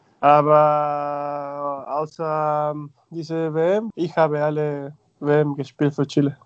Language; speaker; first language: German; non-native, fluent; Spanish